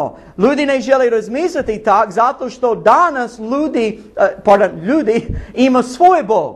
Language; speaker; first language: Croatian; non-native, learner; English